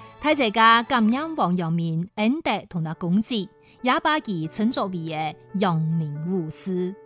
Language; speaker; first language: Chinese; non-native, local second language; Cantonese